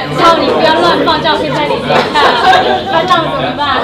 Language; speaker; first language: Chinese; native; Chinese